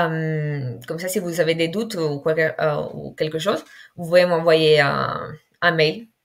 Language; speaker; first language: French; non-native, fluent; Spanish